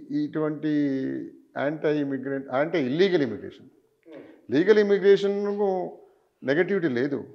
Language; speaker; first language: Telugu; native; Telugu